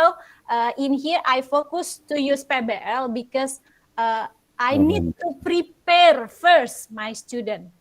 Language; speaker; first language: English; non-native, local second language; Indonesian